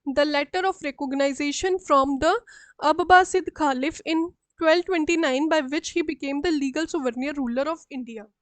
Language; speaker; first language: English; non-native, local second language; Punjabi